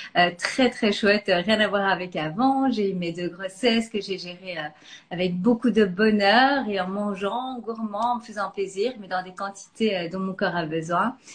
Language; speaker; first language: French; native; French